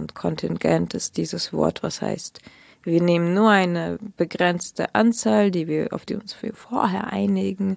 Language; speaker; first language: German; early bilingual, other home language; Russian